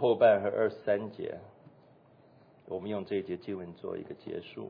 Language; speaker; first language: Chinese; native; Chinese